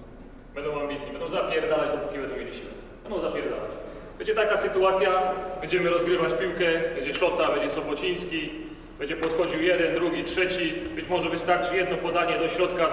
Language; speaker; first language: Polish; native; Polish